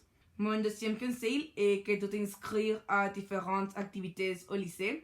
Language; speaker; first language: French; non-native, learner; Spanish